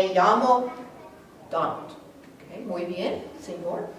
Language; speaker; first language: Spanish; non-native, fluent; English